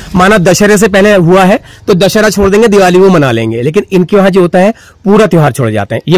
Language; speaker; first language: Hindi; native; Hindi